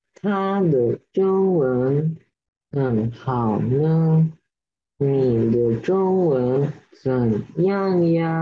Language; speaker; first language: Chinese; non-native, learner; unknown